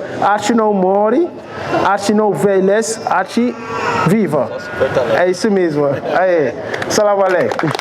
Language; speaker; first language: Portuguese; non-native, fluent; Wolof